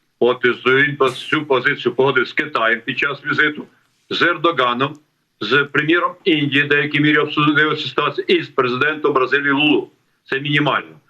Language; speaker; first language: Ukrainian; native; Ukrainian